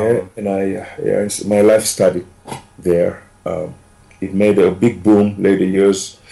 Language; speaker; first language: English; non-native, fluent; Wolof